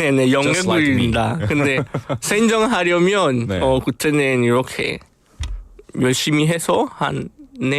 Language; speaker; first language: Korean; non-native, fluent; Spanish